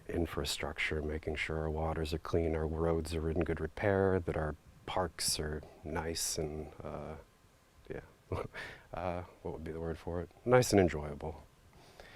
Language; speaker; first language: English; native; English